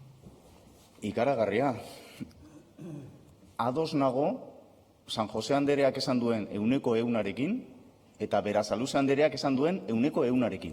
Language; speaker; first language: Basque; non-native, local second language; Spanish